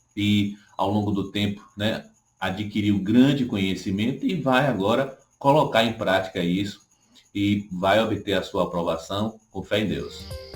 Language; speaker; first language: Portuguese; native; Portuguese